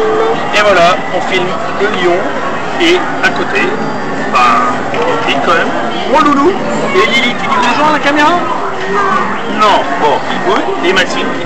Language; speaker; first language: French; native; French